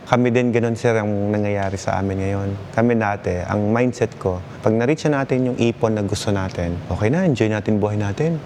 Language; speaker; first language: Filipino; native; Filipino